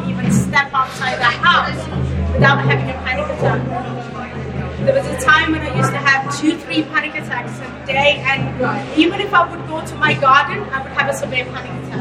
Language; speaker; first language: English; early bilingual, other home language; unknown